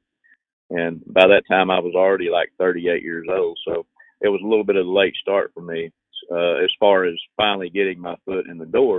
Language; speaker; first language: English; native; English